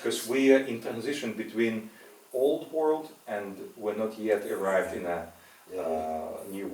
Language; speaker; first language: English; non-native, fluent; Russian